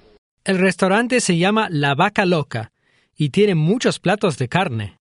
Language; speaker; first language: Spanish; non-native, fluent; English